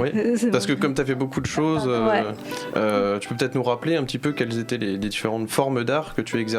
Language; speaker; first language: French; native; French